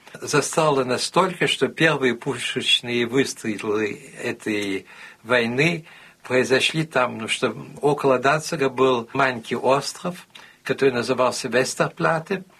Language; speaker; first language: Russian; early bilingual, heritage; Russian